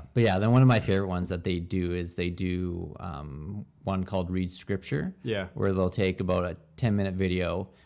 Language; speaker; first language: English; native; English